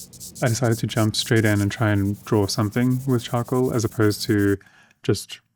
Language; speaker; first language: English; native; English